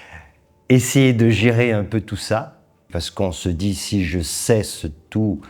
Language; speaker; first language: French; native; French